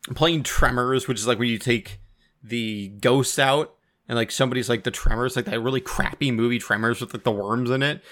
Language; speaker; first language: English; native; English